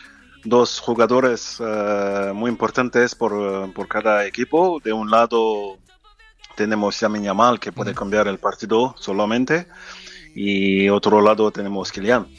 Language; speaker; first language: Spanish; non-native, fluent; French